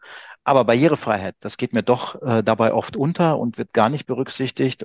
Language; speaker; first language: German; native; German